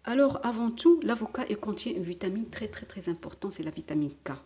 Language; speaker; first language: French; non-native, local second language; Arabic